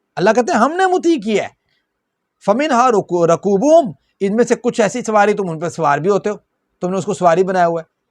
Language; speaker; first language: Urdu; non-native, local second language; Punjabi